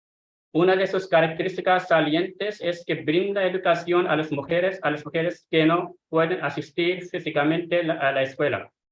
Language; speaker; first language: Spanish; non-native, fluent; Hindi